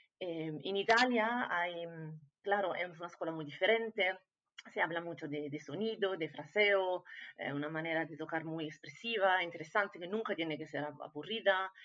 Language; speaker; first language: Spanish; non-native, fluent; Italian